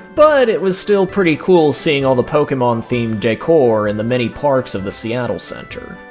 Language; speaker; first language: English; native; English